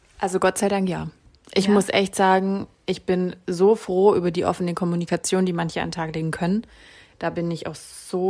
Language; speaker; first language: German; native; German